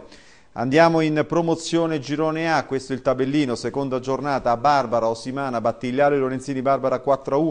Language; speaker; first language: Italian; native; Italian